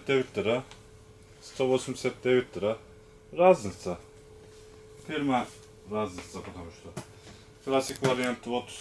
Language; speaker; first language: Russian; non-native, local second language; Turkish